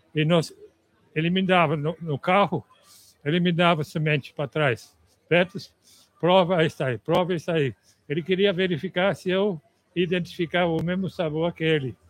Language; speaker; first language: Portuguese; non-native, fluent; Dutch